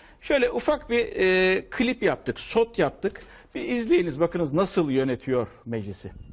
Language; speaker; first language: Turkish; native; Turkish